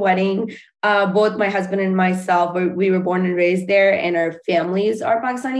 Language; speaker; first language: English; non-native, local second language; Urdu